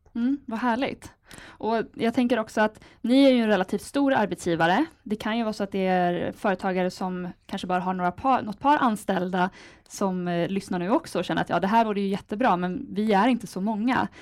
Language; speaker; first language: Swedish; native; Swedish